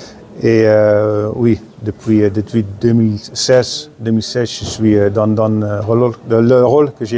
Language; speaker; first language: French; non-native, fluent; Dutch